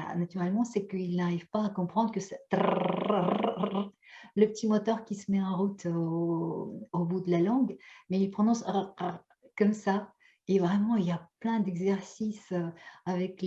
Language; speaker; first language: French; non-native, fluent; Russian